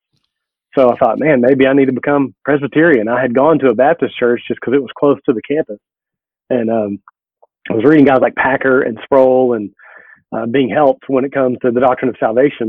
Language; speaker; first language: English; native; English